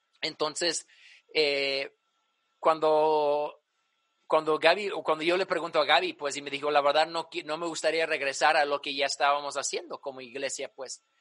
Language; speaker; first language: Spanish; early bilingual, other home language; English